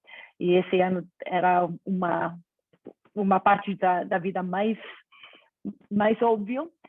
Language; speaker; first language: Portuguese; non-native, fluent; Spanish